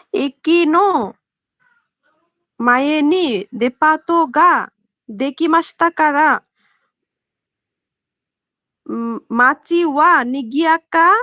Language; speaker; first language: Japanese; non-native, learner; Bangla